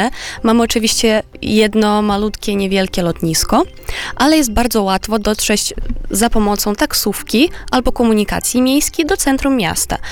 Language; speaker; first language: Polish; non-native, fluent; Romanian